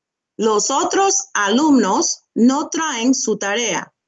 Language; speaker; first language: Spanish; non-native, fluent; English